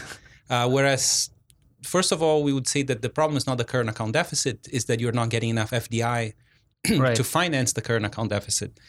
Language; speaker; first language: English; non-native, fluent; Portuguese